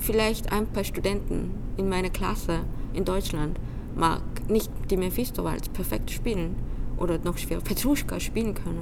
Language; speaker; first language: German; non-native, fluent; Korean